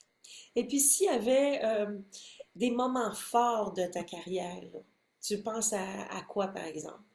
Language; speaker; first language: French; native; French